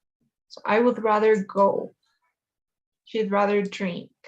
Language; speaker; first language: English; non-native, fluent; Spanish